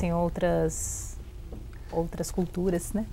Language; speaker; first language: Portuguese; native; Portuguese